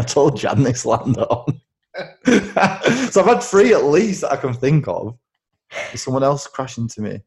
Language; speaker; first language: English; native; English